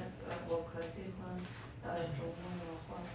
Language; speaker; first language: Chinese; non-native, learner; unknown